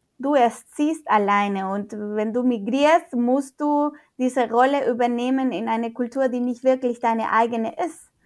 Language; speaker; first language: German; non-native, fluent; Spanish